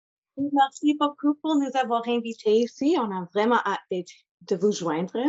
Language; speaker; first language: French; non-native, local second language; English